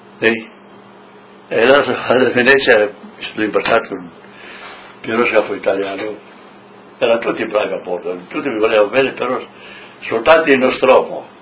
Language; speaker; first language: Italian; native; Italian